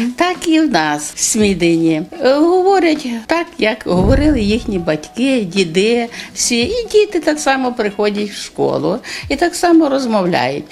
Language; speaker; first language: Ukrainian; native; Ukrainian